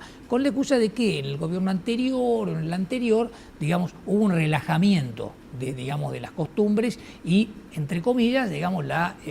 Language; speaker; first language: Spanish; native; Spanish